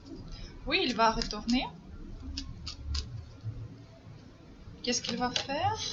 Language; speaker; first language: French; non-native, fluent; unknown